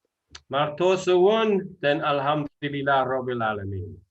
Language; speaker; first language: Indonesian; non-native, learner; English